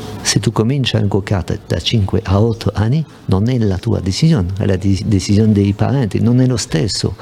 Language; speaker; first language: Italian; non-native, fluent; French